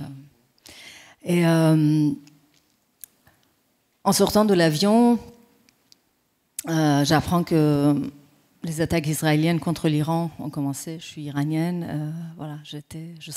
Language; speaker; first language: French; non-native, fluent; Persian